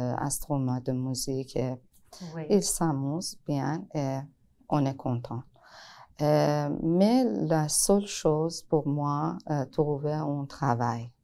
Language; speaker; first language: French; non-native, learner; Persian